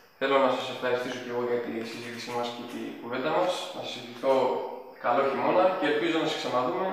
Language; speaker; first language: Greek; native; Greek